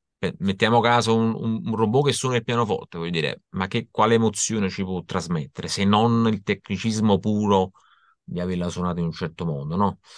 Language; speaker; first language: Italian; native; Italian